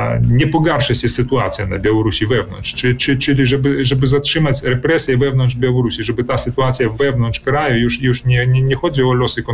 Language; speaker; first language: Polish; early bilingual, heritage; Polish